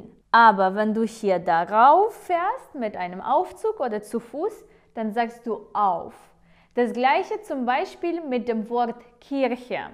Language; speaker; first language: German; non-native, fluent; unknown